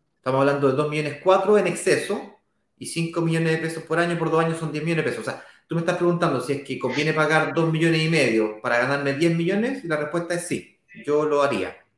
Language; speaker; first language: Spanish; native; Spanish